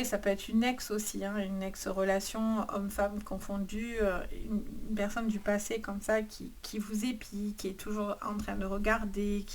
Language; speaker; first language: French; native; French